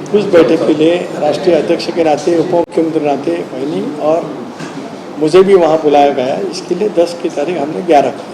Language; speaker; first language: Hindi; non-native, local second language; Marathi